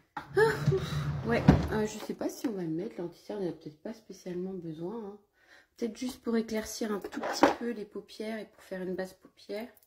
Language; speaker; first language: French; early bilingual, other home language; Portuguese